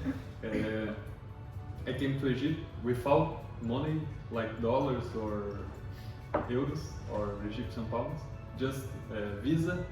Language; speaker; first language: English; non-native, learner; Portuguese